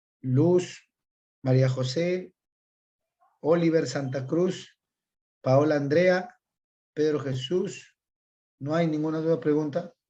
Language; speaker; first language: Spanish; native; Spanish